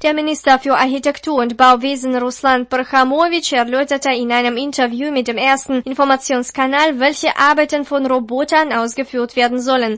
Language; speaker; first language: German; non-native, fluent; Russian